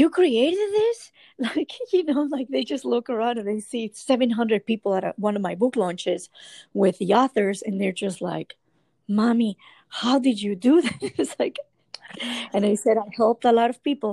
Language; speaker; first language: English; non-native, fluent; Spanish